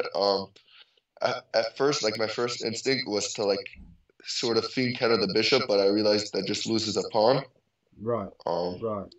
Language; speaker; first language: English; native; English